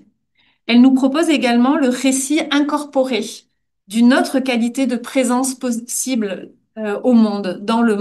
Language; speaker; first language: French; native; French